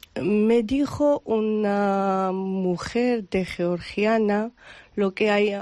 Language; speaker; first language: Spanish; non-native, learner; Georgian